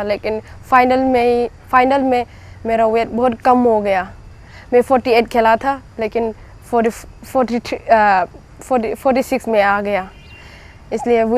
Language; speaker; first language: Hindi; non-native, local second language; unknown